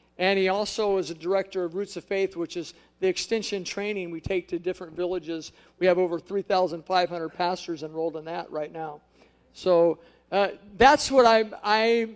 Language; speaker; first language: English; native; English